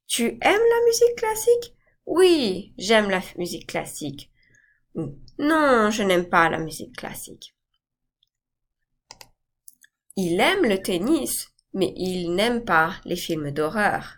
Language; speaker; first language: French; non-native, fluent; English